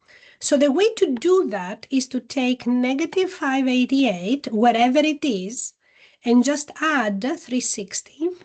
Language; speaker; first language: English; non-native, fluent; Greek